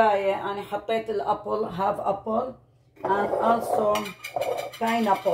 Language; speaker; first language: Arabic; native; Arabic